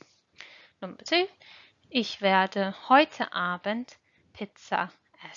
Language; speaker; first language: German; non-native, fluent; English